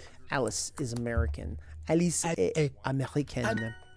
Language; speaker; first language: French; non-native, learner; English